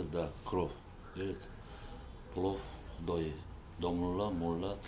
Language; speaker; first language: Russian; non-native, local second language; Uzbek